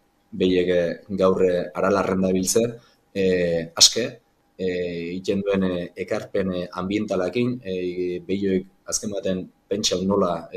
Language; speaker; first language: Basque; native; Basque